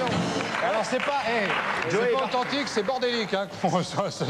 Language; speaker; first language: French; native; French